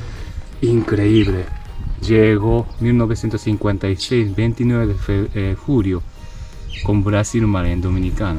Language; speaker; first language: Spanish; non-native, learner; Japanese